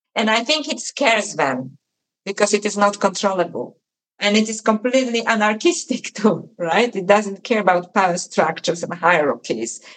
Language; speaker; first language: English; non-native, fluent; Polish